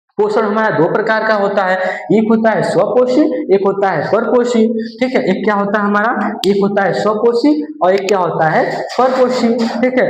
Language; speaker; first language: Hindi; native; Hindi